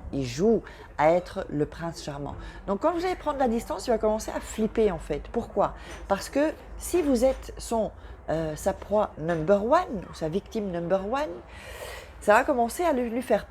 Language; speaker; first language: French; native; French